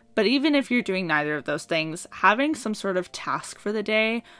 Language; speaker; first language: English; native; English